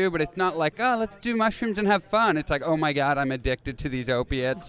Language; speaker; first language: English; native; English